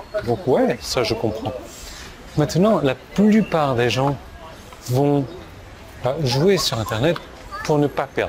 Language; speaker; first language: French; native; French